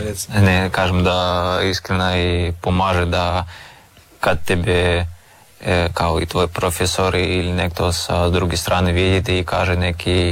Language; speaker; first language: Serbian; non-native, learner; Russian